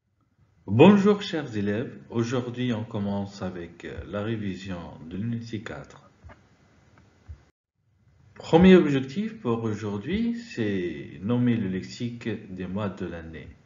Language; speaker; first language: French; non-native, fluent; Arabic